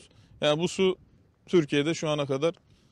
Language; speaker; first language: Turkish; native; Turkish